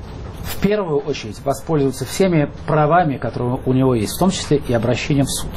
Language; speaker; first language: Russian; native; Russian